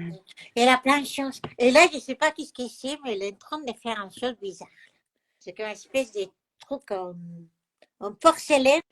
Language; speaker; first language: French; non-native, fluent; Spanish